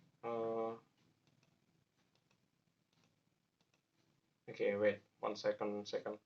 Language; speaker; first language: English; non-native, learner; Javanese